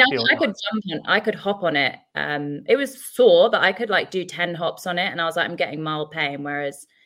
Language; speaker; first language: English; native; English